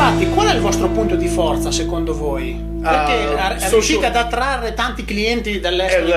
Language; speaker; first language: Italian; native; Italian